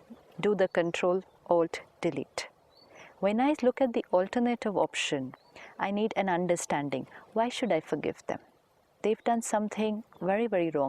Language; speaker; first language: English; non-native, local second language; Hindi